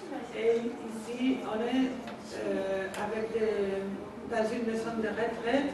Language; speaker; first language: French; non-native, fluent; Spanish